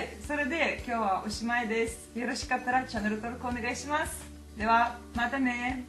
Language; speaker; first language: Japanese; non-native, fluent; Russian